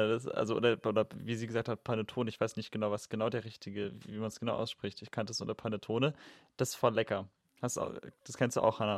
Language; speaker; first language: German; native; German